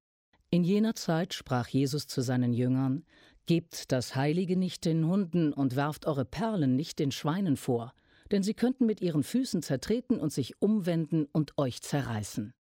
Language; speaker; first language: German; native; German